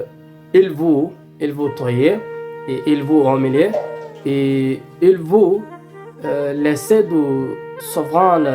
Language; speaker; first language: French; non-native, learner; Arabic